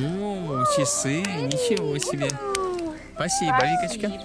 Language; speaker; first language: Russian; native; Russian